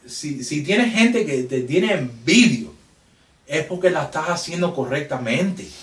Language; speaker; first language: Spanish; early bilingual, heritage; Spanish